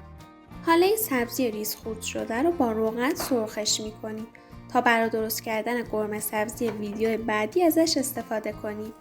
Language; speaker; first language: Persian; native; Persian